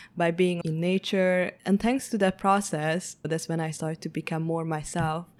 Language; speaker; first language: English; early bilingual, heritage; Hungarian